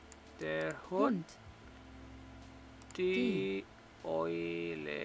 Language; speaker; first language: German; non-native, learner; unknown